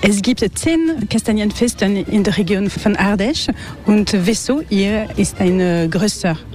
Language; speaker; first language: German; non-native, learner; French